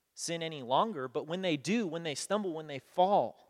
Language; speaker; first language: English; native; English